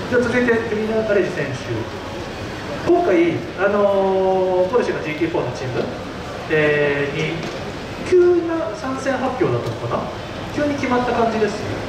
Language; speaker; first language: Japanese; native; Japanese